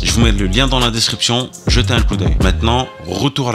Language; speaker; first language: French; native; French